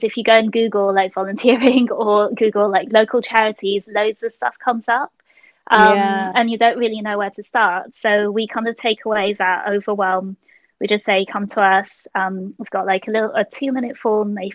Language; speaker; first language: English; native; English